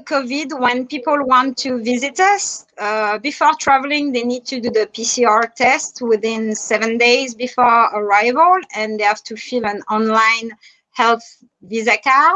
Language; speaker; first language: English; non-native, fluent; French